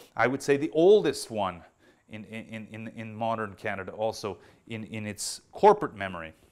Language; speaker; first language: English; native; English